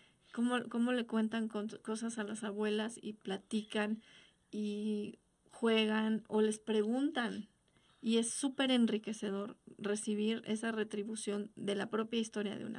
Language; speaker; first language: Spanish; native; Spanish